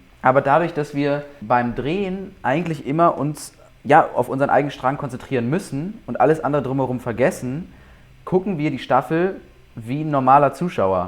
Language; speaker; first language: German; native; German